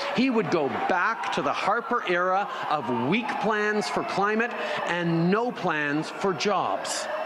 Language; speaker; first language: English; early bilingual, other home language; French